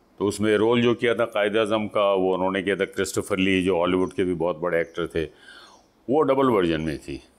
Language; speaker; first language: Urdu; native; Urdu